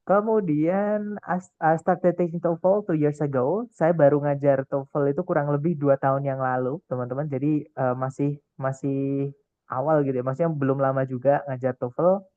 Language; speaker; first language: Indonesian; non-native, local second language; Javanese